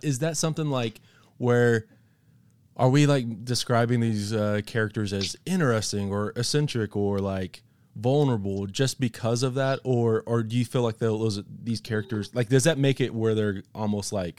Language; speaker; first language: English; native; English